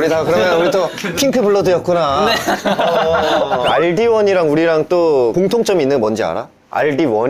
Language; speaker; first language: Korean; native; Korean